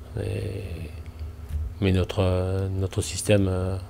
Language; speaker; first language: French; native; French